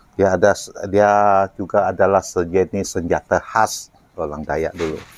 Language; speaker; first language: Malay; non-native, local second language; Chinese